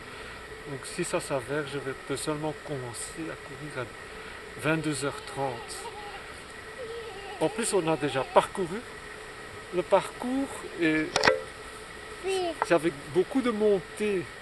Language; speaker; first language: French; non-native, local second language; Dutch